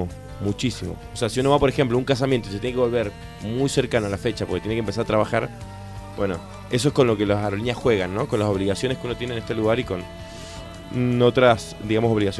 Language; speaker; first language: Spanish; native; Spanish